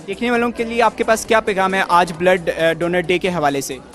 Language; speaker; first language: Urdu; native; Urdu